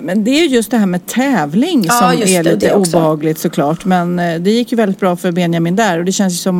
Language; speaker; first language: Swedish; native; Swedish